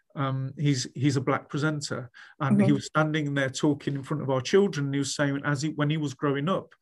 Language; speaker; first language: English; native; English